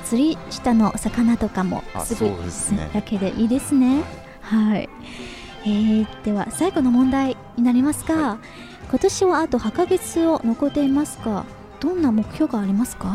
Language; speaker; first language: Japanese; non-native, fluent; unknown